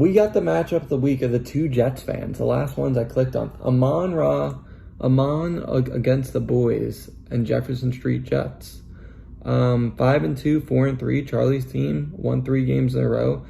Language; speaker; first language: English; native; English